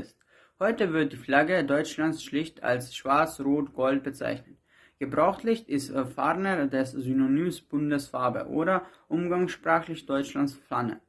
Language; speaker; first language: German; non-native, learner; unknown